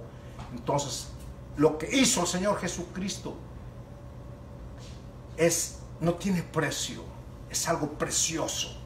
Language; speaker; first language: Spanish; native; Spanish